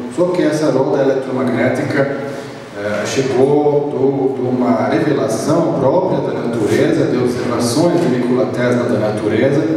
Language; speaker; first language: Portuguese; non-native, fluent; Serbian